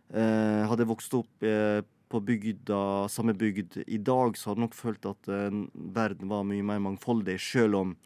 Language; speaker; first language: Norwegian; native; Norwegian